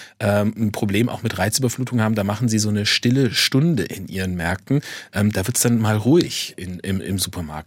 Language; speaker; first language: German; native; German